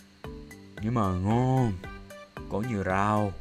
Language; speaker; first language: Vietnamese; non-native, learner; Japanese